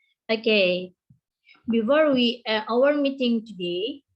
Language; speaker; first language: English; non-native, learner; Indonesian